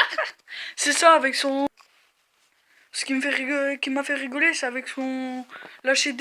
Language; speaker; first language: French; native; French